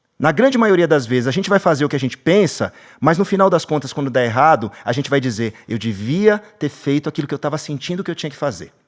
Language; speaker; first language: Portuguese; native; Portuguese